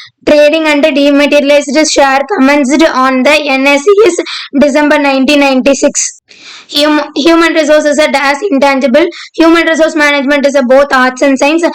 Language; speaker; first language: English; non-native, local second language; Tamil